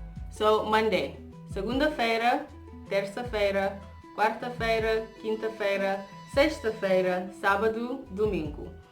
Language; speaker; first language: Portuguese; non-native, fluent; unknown